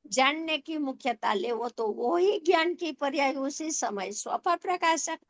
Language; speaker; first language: Hindi; non-native, local second language; Gujarati